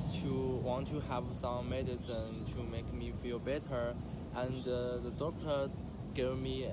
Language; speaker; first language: English; non-native, learner; Chinese